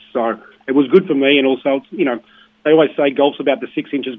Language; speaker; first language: English; native; English